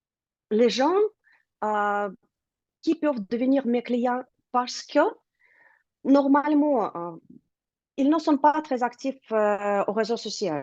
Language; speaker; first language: French; non-native, learner; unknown